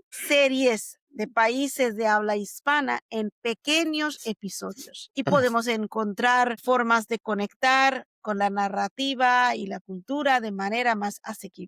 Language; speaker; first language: Spanish; non-native, fluent; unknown